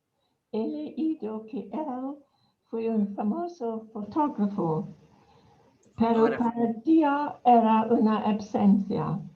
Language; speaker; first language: Spanish; non-native, fluent; English